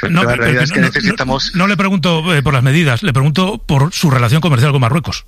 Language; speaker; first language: Spanish; native; Spanish